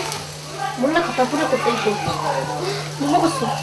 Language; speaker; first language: Korean; non-native, local second language; Lao